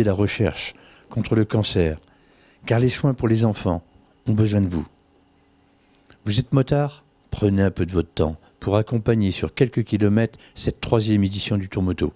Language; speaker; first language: French; native; French